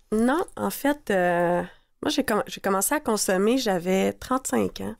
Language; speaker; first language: French; native; French